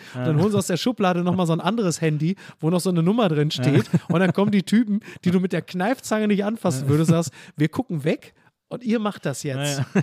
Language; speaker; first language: German; native; German